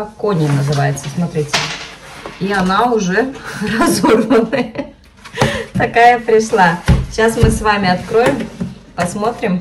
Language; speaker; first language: Russian; native; Russian